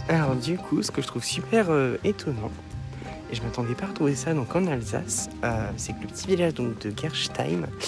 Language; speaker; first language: French; native; French